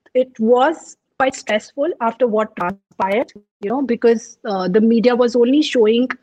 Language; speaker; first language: English; non-native, local second language; Punjabi